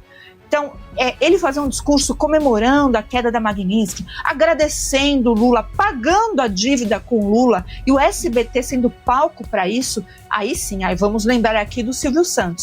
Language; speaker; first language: Portuguese; native; Portuguese